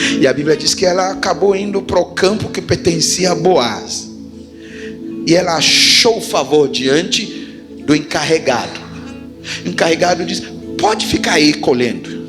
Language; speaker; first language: Portuguese; non-native, fluent; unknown